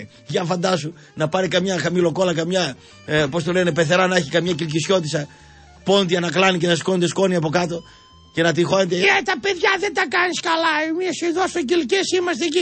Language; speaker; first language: Greek; native; Greek